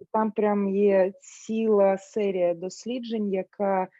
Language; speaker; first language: Ukrainian; non-native, local second language; Russian